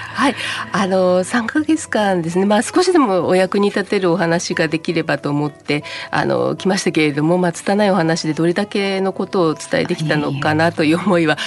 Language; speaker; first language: Japanese; native; Japanese